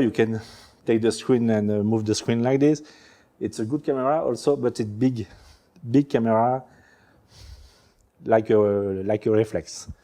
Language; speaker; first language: English; non-native, learner; French